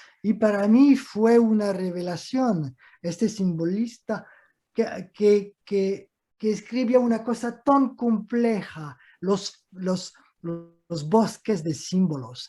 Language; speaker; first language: Spanish; non-native, fluent; French